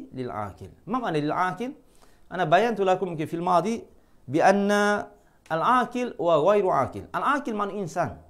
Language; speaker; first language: Arabic; non-native, fluent; Malay